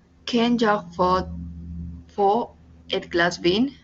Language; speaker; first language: Swedish; non-native, learner; Spanish